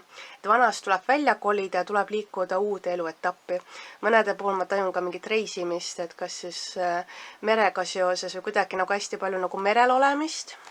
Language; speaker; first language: Estonian; native; Estonian